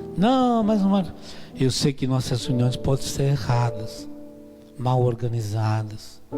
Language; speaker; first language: Portuguese; non-native, fluent; Italian